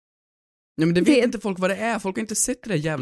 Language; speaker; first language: Swedish; native; Swedish